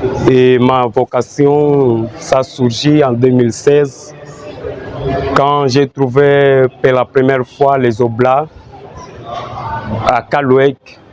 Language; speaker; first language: French; non-native, learner; Portuguese